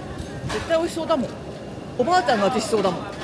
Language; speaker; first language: Japanese; native; Japanese